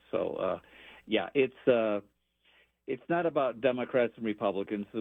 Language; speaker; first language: English; native; English